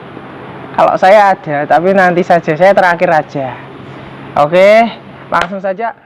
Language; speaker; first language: Indonesian; native; Indonesian